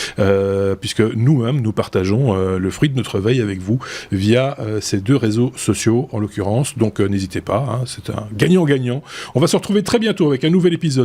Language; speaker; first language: French; native; French